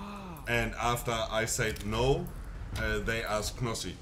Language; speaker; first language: English; non-native, fluent; German